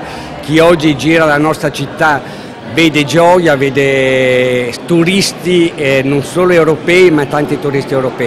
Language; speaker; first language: Italian; native; Italian